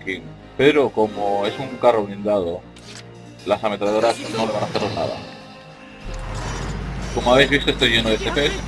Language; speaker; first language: Spanish; native; Spanish